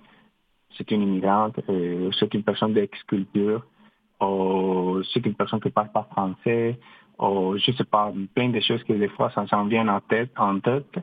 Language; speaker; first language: French; non-native, fluent; Spanish